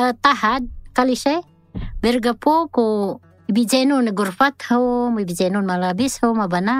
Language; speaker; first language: Arabic; non-native, learner; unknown